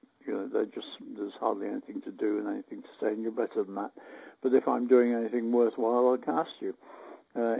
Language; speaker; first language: English; native; English